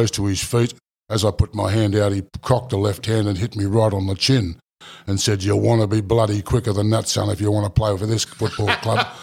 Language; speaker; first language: English; native; English